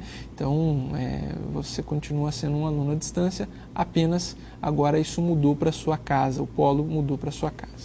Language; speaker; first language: Portuguese; native; Portuguese